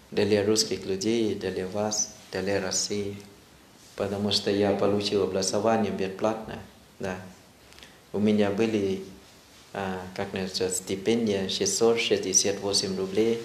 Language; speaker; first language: Russian; non-native, learner; Thai